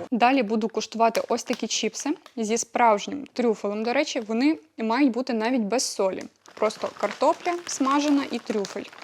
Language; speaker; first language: Ukrainian; non-native, local second language; Russian